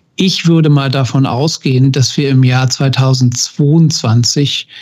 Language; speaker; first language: German; native; German